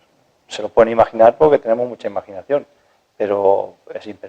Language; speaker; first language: Spanish; native; Spanish